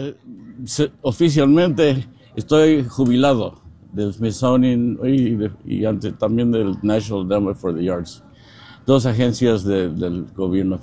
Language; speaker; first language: Spanish; non-native, fluent; English